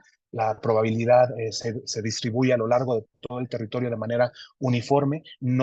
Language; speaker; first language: Spanish; native; Spanish